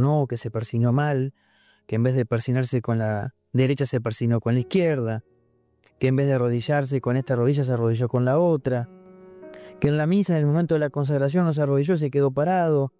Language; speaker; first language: Spanish; native; Spanish